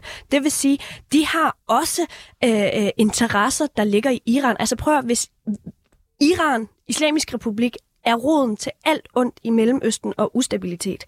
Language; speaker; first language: Danish; early bilingual, other home language; Persian